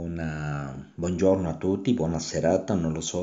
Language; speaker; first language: Italian; non-native, learner; Spanish